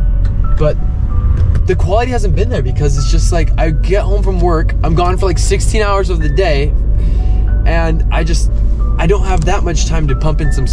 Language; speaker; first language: English; native; English